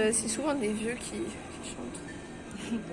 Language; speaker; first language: French; native; French